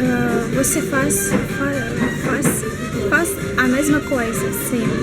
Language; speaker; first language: Portuguese; non-native, learner; Russian